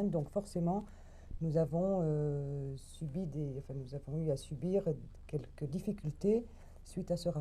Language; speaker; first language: French; native; French